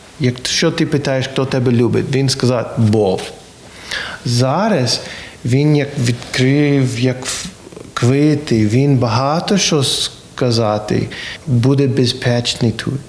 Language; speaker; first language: Ukrainian; non-native, learner; English